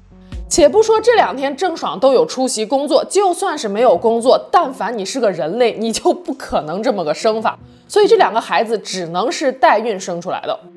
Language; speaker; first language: Chinese; native; Chinese